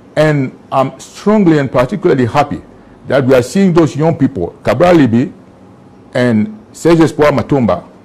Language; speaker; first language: English; non-native, local second language; French